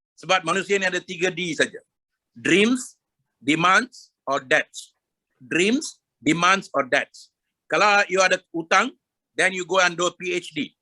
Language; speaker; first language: Malay; non-native, local second language; Tamil